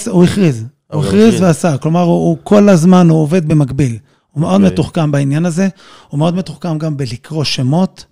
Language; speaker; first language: Hebrew; native; Hebrew